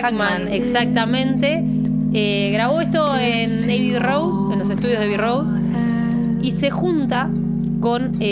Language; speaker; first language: Spanish; native; Spanish